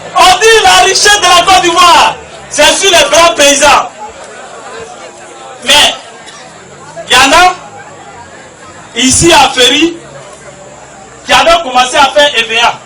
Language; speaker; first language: French; non-native, local second language; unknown